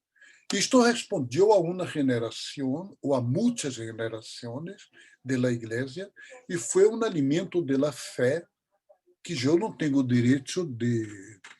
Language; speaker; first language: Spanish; non-native, learner; Portuguese